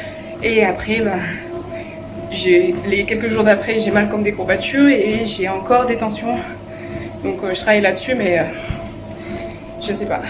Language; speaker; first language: French; native; French